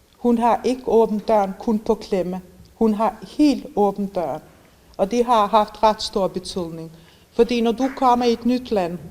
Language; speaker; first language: Danish; non-native, fluent; Bosnian